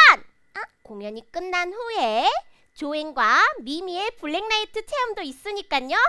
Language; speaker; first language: Korean; native; Korean